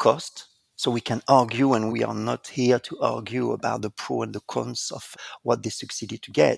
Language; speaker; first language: English; non-native, fluent; French